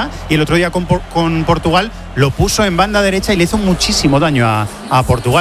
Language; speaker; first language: Spanish; native; Spanish